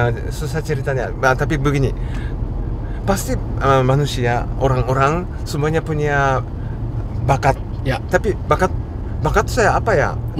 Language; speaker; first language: Indonesian; non-native, fluent; Japanese